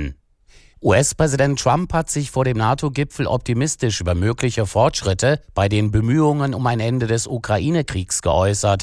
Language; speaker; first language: German; native; German